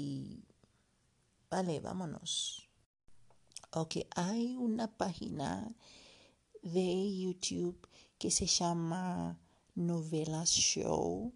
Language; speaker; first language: Spanish; non-native, learner; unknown